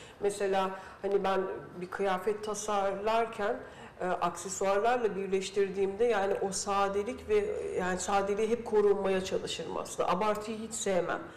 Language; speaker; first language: Turkish; early bilingual, heritage; Turkish